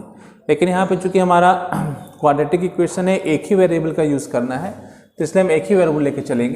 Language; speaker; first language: Hindi; native; Hindi